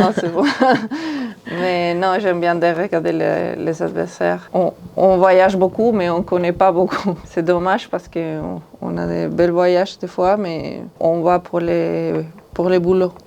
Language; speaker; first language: French; non-native, fluent; Spanish